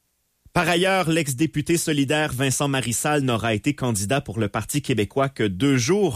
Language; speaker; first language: French; native; French